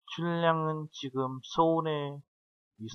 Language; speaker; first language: Korean; non-native, fluent; Vietnamese